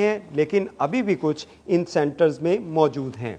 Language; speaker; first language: Urdu; native; Urdu